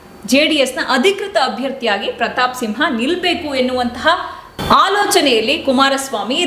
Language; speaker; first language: Kannada; native; Kannada